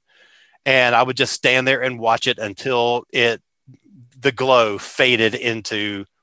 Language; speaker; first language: English; native; English